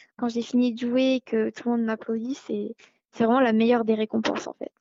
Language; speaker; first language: French; native; French